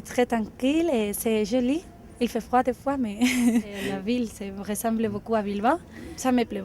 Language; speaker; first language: French; non-native, learner; Spanish